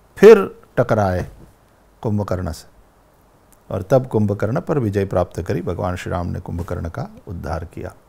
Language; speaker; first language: Hindi; non-native, local second language; Gujarati